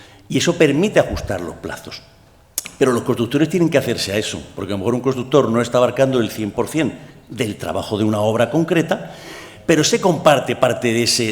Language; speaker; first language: Spanish; native; Spanish